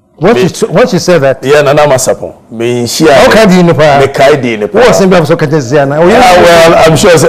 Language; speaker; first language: English; non-native, local second language; Akan